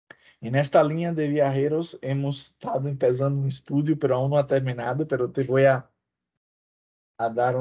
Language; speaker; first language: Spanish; non-native, fluent; Portuguese